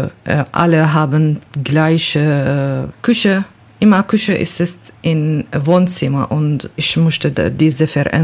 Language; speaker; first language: German; non-native, learner; Kurdish